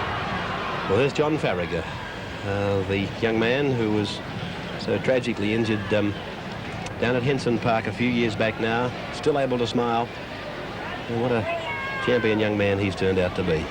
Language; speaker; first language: English; native; English